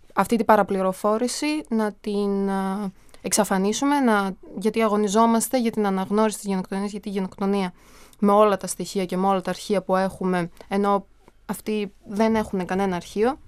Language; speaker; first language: Greek; early bilingual, other home language; Armenian